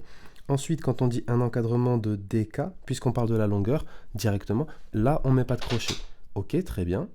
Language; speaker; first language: French; native; French